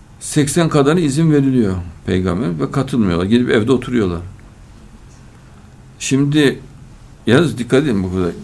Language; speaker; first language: Turkish; native; Turkish